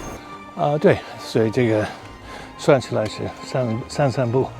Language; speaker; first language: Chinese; non-native, fluent; English